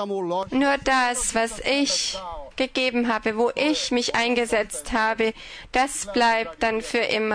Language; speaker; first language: German; non-native, fluent; Croatian